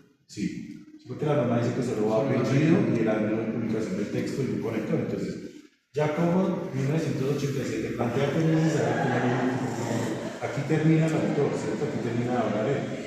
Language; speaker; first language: Spanish; native; Spanish